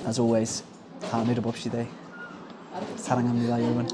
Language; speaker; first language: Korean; non-native, learner; English